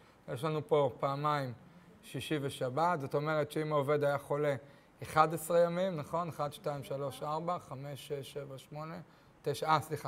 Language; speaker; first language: Hebrew; native; Hebrew